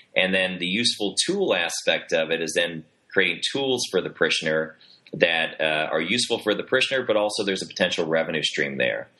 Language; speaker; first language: English; native; English